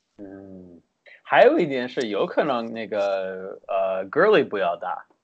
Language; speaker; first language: Chinese; early bilingual, heritage; Chinese